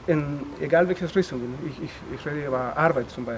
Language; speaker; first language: German; non-native, learner; Spanish